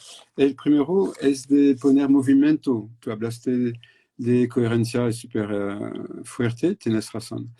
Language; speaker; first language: Spanish; non-native, fluent; French